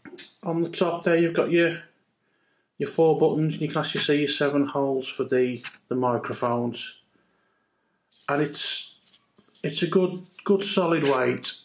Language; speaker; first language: English; native; English